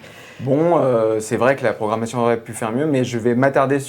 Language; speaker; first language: French; native; French